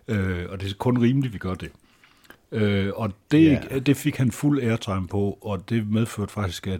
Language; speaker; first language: Danish; native; Danish